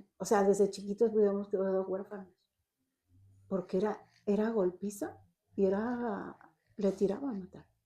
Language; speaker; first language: Spanish; native; Spanish